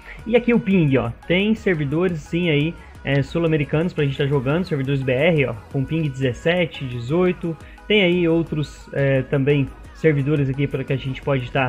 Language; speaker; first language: Portuguese; native; Portuguese